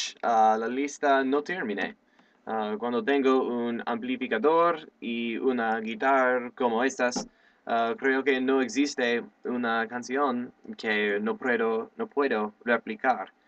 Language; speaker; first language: Spanish; non-native, learner; English